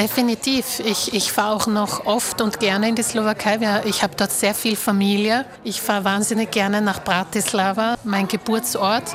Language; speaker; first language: German; early bilingual, other home language; Slovak